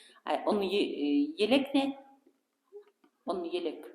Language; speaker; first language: Russian; non-native, local second language; Kara-Kalpak